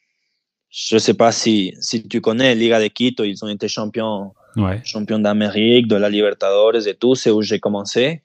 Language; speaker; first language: French; early bilingual, heritage; French